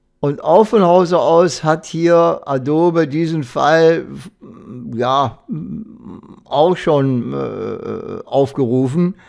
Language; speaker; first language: German; native; German